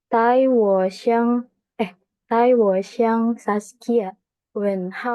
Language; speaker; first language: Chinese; non-native, learner; Indonesian